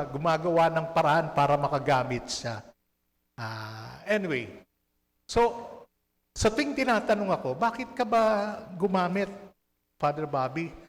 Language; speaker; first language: Filipino; native; Filipino